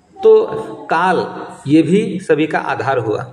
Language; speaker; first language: Hindi; non-native, local second language; Marathi